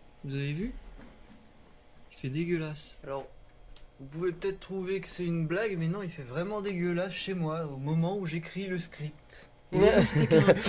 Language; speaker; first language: French; native; French